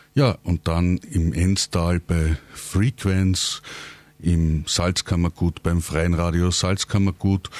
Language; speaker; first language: German; native; German